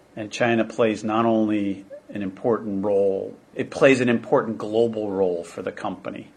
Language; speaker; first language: English; native; English